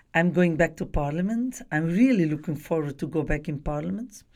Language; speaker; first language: English; non-native, fluent; Dutch